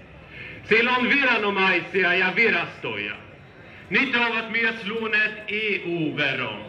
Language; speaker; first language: Finnish; non-native, fluent; Swedish